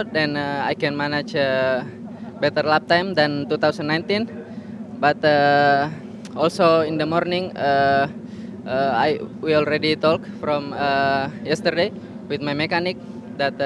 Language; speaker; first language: English; non-native, fluent; Indonesian